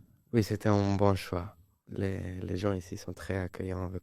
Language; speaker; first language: French; non-native, learner; Spanish